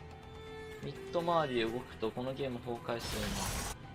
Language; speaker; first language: Japanese; native; Japanese